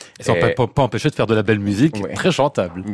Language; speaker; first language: French; native; French